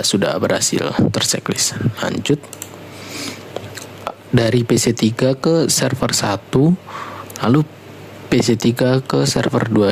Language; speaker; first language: Indonesian; native; Indonesian